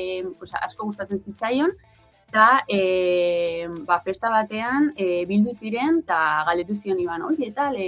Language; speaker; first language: Basque; non-native, local second language; Spanish